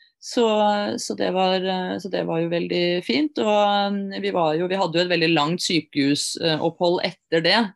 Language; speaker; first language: Norwegian; native; Norwegian